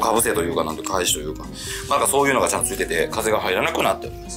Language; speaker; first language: Japanese; native; Japanese